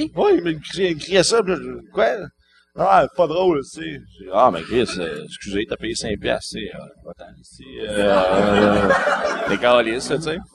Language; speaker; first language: French; native; French